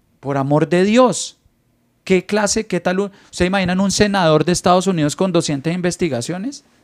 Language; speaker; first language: Spanish; native; Spanish